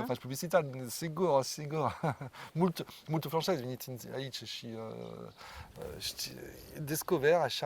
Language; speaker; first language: Romanian; non-native, learner; French